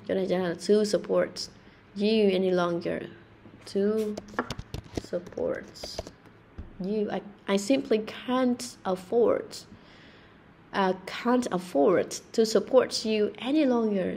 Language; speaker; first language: English; non-native, fluent; Vietnamese